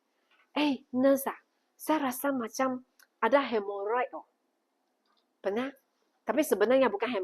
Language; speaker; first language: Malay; non-native, local second language; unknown